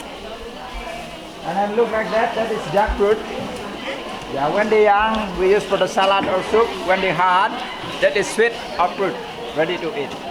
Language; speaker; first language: English; non-native, learner; Indonesian